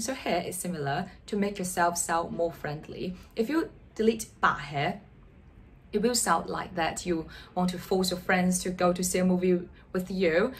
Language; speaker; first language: English; non-native, fluent; Chinese